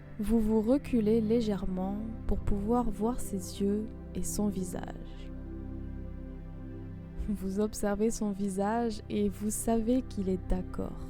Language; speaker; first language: French; native; French